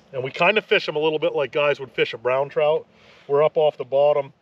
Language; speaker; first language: English; native; English